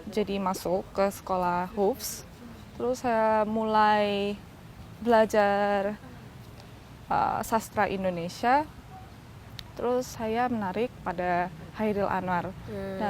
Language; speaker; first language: Indonesian; non-native, learner; Korean